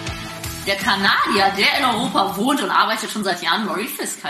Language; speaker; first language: German; native; German